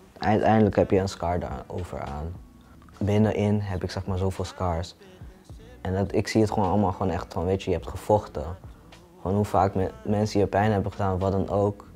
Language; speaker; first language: Dutch; early bilingual, other home language; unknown